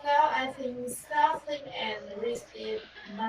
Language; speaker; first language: English; non-native, learner; Vietnamese